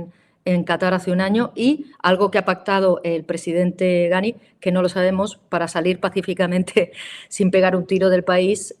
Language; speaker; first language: Spanish; native; Spanish